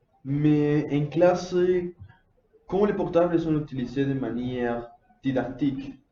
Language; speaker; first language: French; non-native, learner; Spanish